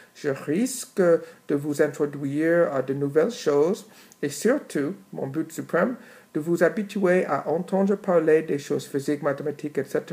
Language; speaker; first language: French; non-native, fluent; English